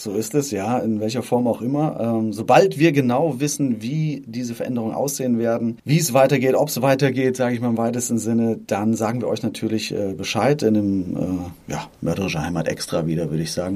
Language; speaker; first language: German; native; German